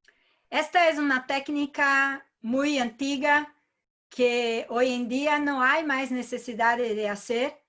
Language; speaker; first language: Spanish; non-native, learner; Portuguese